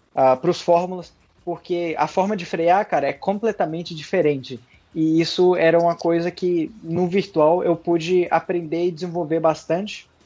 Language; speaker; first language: Portuguese; early bilingual, heritage; Portuguese